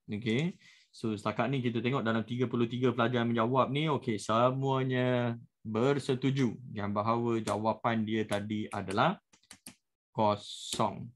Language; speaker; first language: Malay; native; Malay